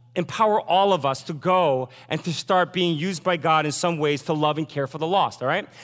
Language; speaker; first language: English; early bilingual, other home language; Korean